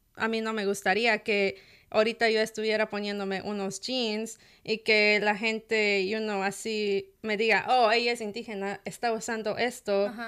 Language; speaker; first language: Spanish; native; Spanish